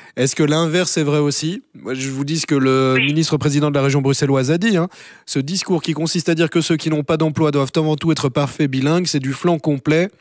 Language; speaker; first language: French; native; French